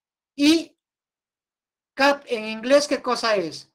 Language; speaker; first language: Spanish; native; Spanish